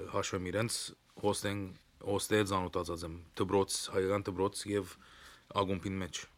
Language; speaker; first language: Armenian; early bilingual, heritage; Armenian